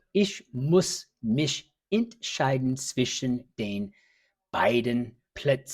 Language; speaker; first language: German; early bilingual, heritage; English